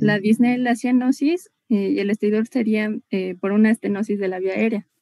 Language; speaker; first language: Spanish; native; Spanish